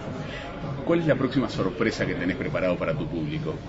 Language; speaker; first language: Spanish; native; Spanish